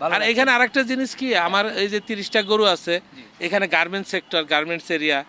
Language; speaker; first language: Bangla; native; Bangla